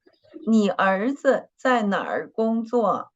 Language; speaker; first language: Chinese; non-native, fluent; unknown